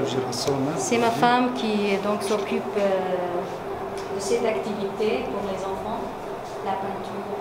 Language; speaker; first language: French; non-native, fluent; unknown